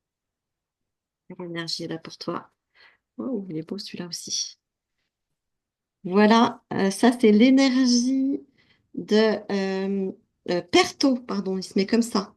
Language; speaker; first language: French; native; French